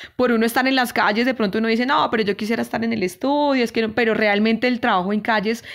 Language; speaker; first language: Spanish; native; Spanish